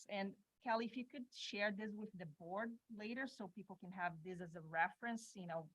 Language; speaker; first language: English; non-native, fluent; Portuguese